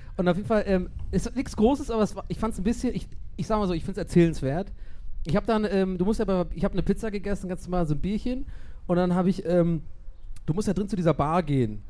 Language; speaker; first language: German; native; German